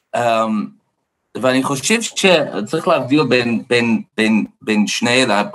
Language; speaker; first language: Hebrew; non-native, fluent; English